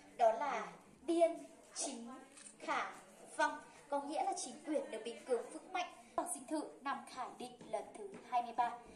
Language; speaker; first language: Vietnamese; non-native, local second language; Hmong